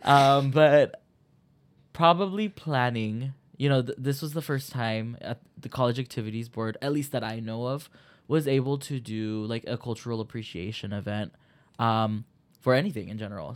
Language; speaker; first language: English; early bilingual, other home language; Spanish